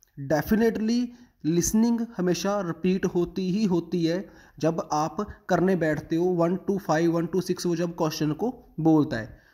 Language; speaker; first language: Hindi; non-native, local second language; Punjabi